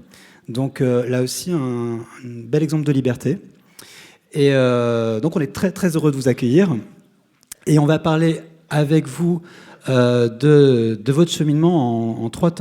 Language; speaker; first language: French; native; French